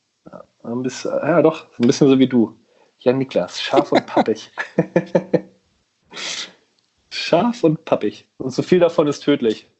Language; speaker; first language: German; native; German